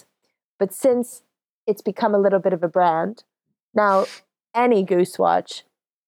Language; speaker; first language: English; native; English